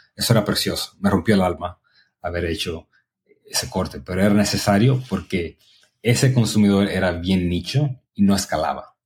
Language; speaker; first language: Spanish; native; Spanish